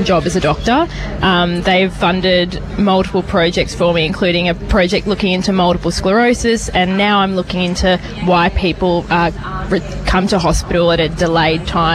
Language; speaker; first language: English; native; English